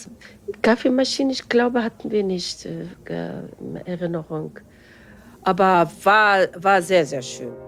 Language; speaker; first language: German; non-native, fluent; Arabic